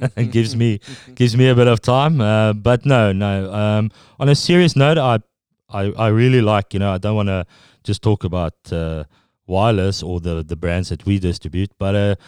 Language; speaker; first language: English; non-native, local second language; Afrikaans